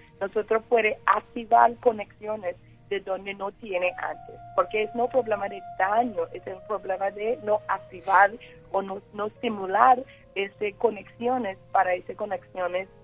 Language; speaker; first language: Spanish; non-native, learner; English